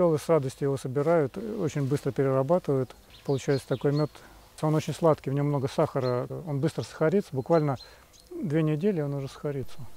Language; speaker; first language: Russian; native; Russian